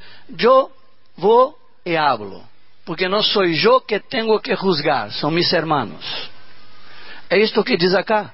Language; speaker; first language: Spanish; non-native, learner; Portuguese